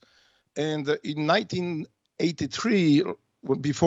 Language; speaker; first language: English; non-native, fluent; Polish